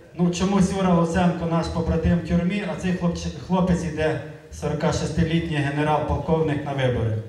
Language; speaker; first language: Ukrainian; native; Ukrainian